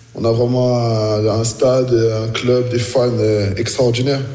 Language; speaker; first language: French; native; French